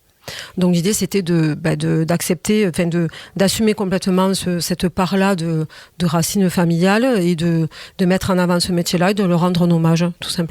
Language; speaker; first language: French; native; French